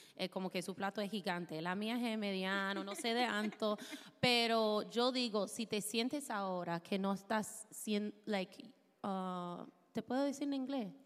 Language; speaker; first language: Spanish; non-native, fluent; English